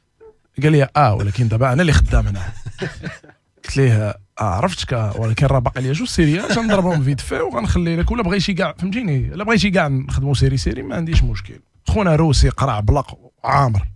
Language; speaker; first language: Arabic; native; Arabic